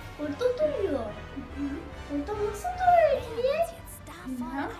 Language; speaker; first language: Turkish; early bilingual, heritage; German